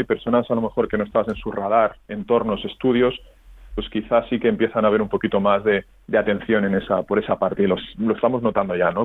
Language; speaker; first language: Spanish; native; Spanish